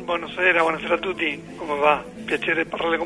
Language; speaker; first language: Italian; non-native, learner; Spanish